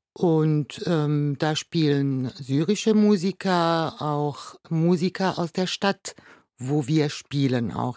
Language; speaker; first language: German; non-native, fluent; Arabic